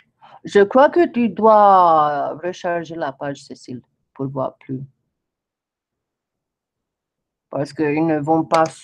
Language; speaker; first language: French; non-native, fluent; English